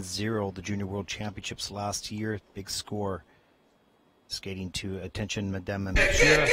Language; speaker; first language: English; native; English